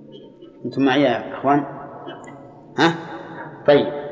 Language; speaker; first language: Arabic; native; Arabic